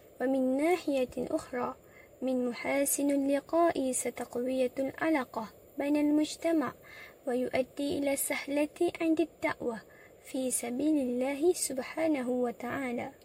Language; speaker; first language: Arabic; non-native, learner; Malay